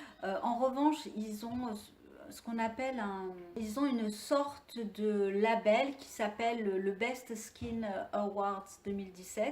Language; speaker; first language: French; native; French